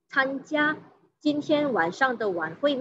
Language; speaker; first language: Chinese; non-native, fluent; Indonesian